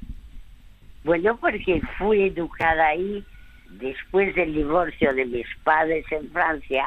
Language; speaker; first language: Spanish; early bilingual, other home language; French